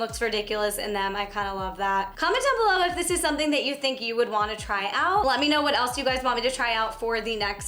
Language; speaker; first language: English; native; English